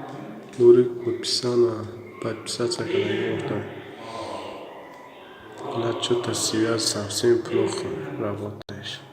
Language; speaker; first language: Russian; non-native, learner; Tajik